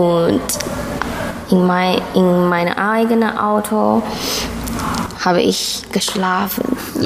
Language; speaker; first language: German; non-native, learner; Chinese